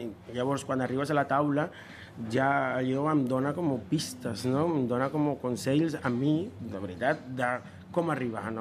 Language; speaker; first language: Catalan; non-native, fluent; Spanish